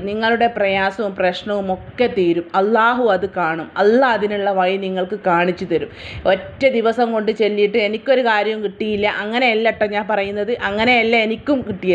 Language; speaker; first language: Malayalam; native; Malayalam